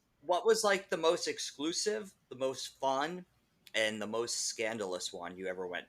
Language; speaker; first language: English; native; English